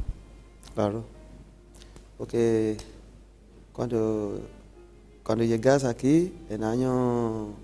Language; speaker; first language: Spanish; non-native, learner; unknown